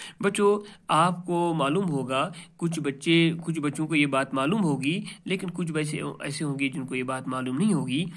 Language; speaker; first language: Urdu; non-native, local second language; Kashmiri